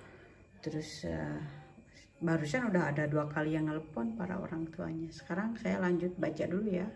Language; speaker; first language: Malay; non-native, local second language; Sundanese